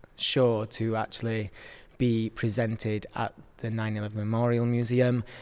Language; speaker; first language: English; native; English